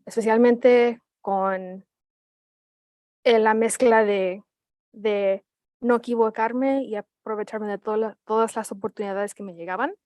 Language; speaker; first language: Spanish; early bilingual, heritage; Spanish